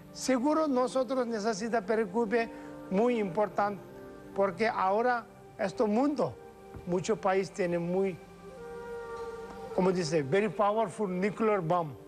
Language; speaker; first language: Spanish; non-native, learner; Tibetan